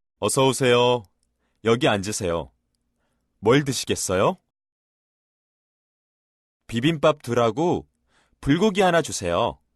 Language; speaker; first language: Korean; non-native, fluent; Indonesian